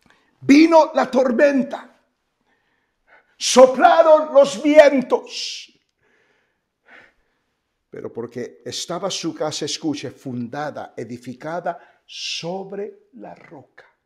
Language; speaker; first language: Spanish; native; Spanish